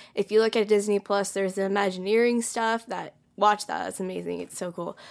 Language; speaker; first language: English; native; English